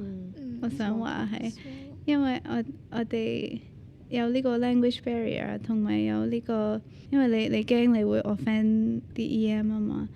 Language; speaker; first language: Cantonese; early bilingual, other home language; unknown